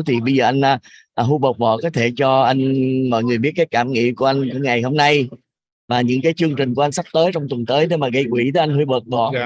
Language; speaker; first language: Vietnamese; native; Vietnamese